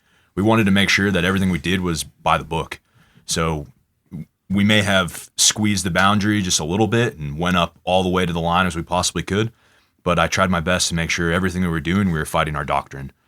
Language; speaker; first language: English; native; English